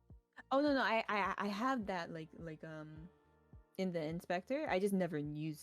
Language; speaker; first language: English; native; English